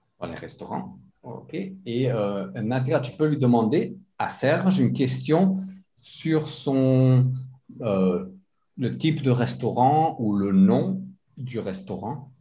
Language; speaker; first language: French; non-native, fluent; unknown